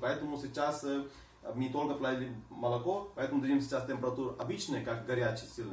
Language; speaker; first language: Russian; non-native, fluent; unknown